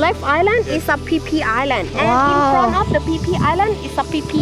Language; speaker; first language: English; non-native, learner; Thai